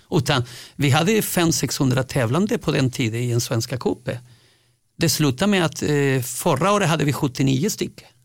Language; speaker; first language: Swedish; non-native, fluent; Spanish